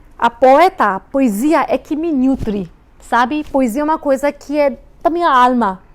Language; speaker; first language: Portuguese; non-native, fluent; Hindi